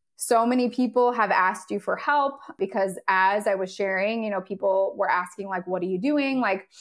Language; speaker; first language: English; native; English